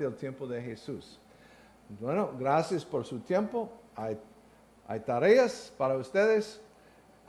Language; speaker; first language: Spanish; non-native, learner; English